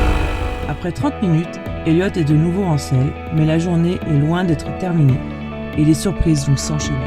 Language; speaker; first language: French; native; French